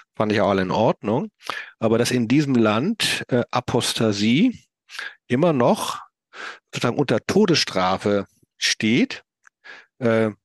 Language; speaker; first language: German; native; German